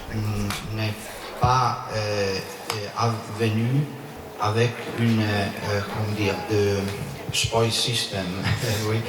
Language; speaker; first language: French; non-native, learner; Italian